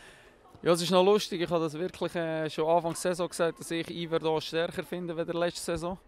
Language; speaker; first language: German; native; German